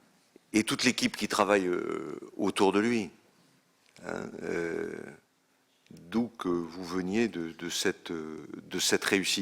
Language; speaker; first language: French; native; French